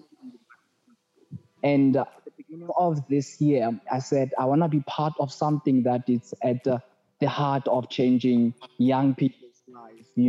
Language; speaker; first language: English; non-native, local second language; Tswana